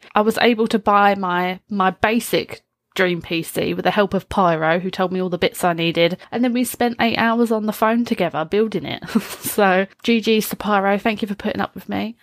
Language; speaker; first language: English; native; English